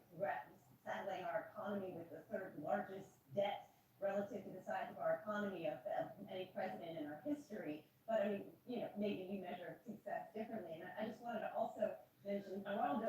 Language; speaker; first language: English; native; English